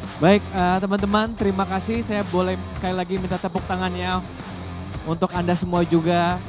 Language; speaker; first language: Indonesian; native; Indonesian